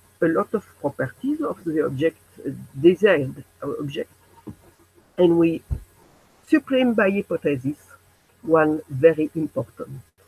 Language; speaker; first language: English; non-native, learner; French